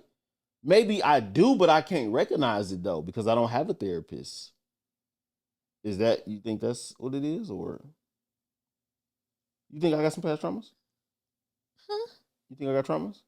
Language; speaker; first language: English; native; English